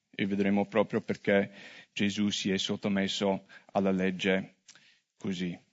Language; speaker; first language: Italian; non-native, fluent; English